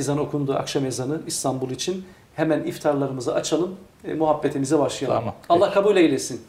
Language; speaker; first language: Turkish; native; Turkish